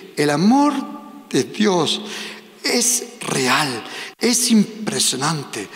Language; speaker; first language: Spanish; early bilingual, heritage; Spanish